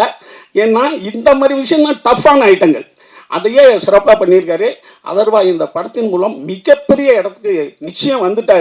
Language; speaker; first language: Tamil; native; Tamil